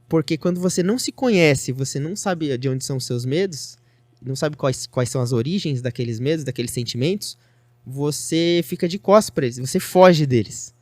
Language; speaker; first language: Portuguese; native; Portuguese